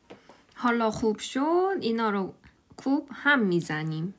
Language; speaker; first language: Persian; non-native, learner; Korean